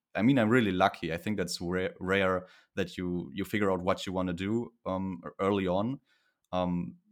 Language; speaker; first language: English; non-native, fluent; German